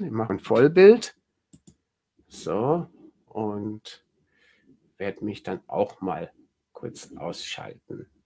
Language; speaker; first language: German; native; German